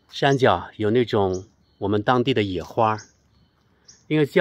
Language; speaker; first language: Chinese; native; Chinese